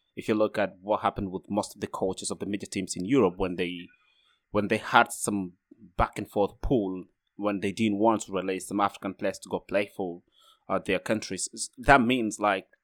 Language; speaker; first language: English; non-native, fluent; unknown